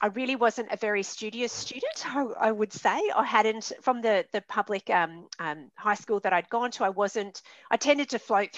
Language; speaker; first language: English; native; English